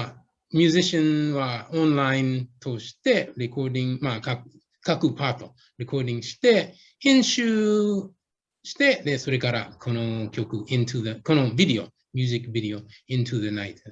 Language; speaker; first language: Japanese; non-native, fluent; English